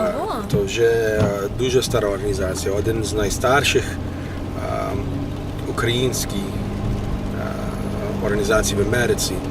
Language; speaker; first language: Ukrainian; early bilingual, heritage; Ukrainian